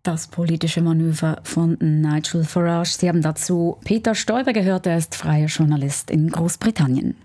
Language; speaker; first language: German; native; German